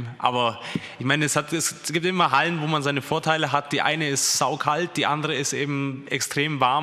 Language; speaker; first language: German; native; German